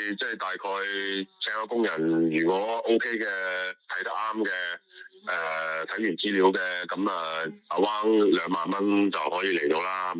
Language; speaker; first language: Cantonese; native; Cantonese